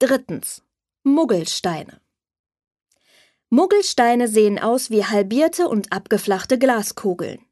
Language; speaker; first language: German; native; German